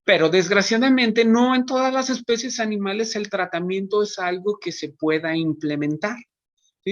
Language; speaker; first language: Spanish; native; Spanish